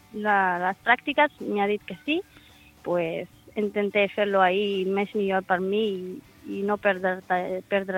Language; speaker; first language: Catalan; non-native, learner; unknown